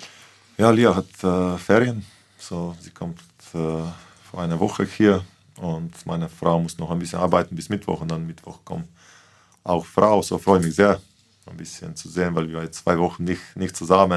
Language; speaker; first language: German; non-native, fluent; Slovenian